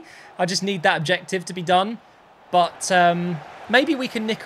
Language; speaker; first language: English; native; English